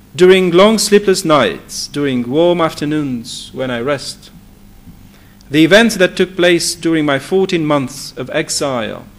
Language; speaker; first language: English; non-native, fluent; Romanian